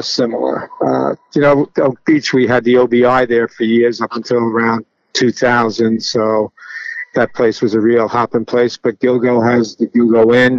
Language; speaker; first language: English; native; English